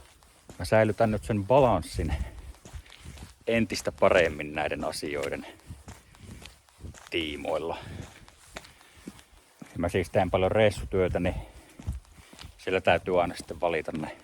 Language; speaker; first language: Finnish; native; Finnish